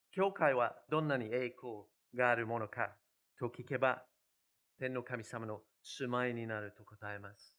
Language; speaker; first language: Japanese; non-native, fluent; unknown